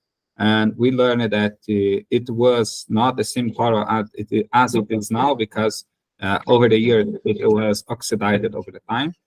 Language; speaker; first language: English; non-native, learner; Portuguese